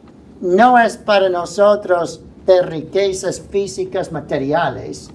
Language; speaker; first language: Spanish; non-native, fluent; English